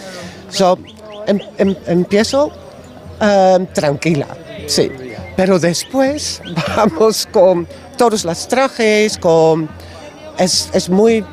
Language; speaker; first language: Spanish; non-native, learner; Dutch